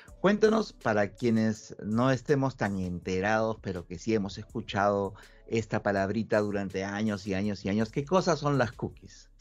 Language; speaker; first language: Spanish; native; Spanish